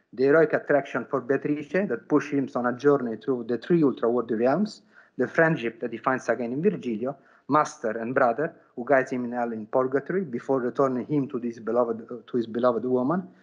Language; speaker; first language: English; non-native, fluent; Italian